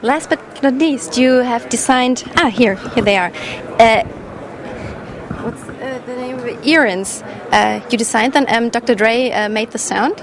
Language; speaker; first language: English; non-native, fluent; German